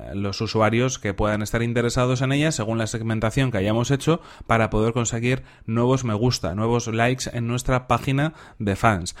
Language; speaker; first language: Spanish; native; Spanish